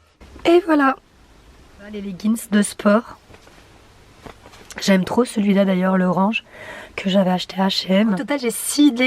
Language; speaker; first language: French; native; French